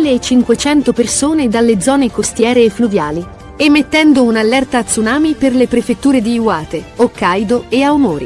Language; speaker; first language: Italian; native; Italian